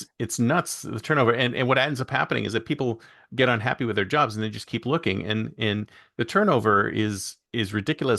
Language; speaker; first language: English; native; English